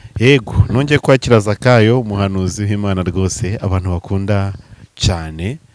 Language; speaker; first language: Kinyarwanda; native; Kinyarwanda